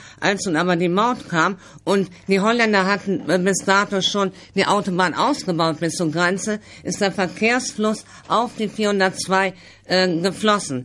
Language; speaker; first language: German; native; German